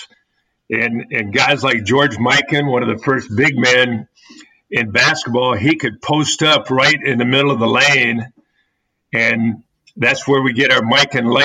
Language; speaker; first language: English; native; English